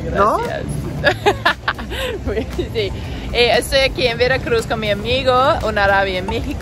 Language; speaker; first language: Spanish; non-native, learner; English